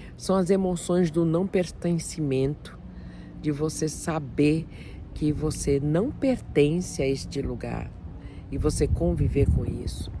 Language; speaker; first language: Portuguese; native; Portuguese